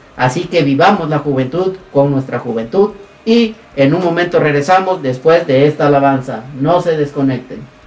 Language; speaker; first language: Spanish; native; Spanish